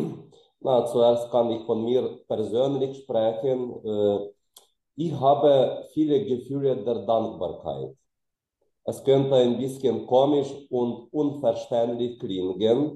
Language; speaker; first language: German; non-native, fluent; Ukrainian